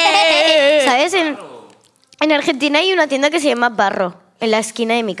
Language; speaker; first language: Spanish; native; Spanish